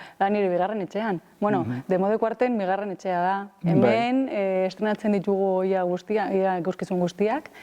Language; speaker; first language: Basque; non-native, local second language; Spanish